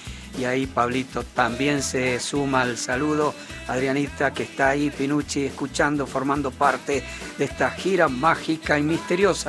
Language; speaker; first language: Spanish; native; Spanish